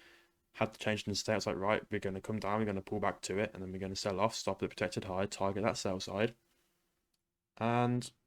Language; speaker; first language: English; native; English